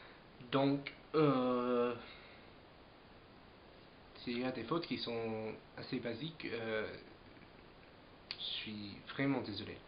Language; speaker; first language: French; non-native, fluent; English